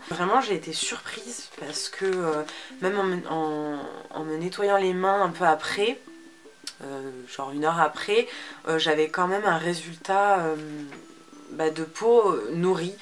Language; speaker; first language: French; native; French